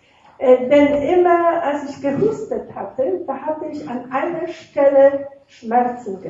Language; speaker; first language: German; non-native, fluent; Russian